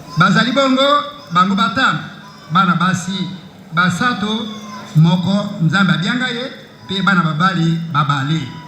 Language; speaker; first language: Lingala; native; Lingala